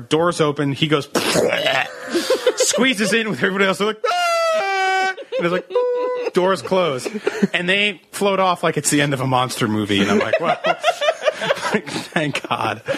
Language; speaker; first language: English; early bilingual, other home language; Italian